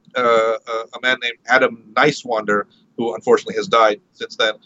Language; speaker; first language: English; early bilingual, other home language; Marathi